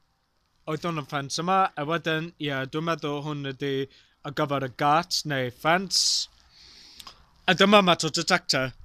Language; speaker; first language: Welsh; non-native, learner; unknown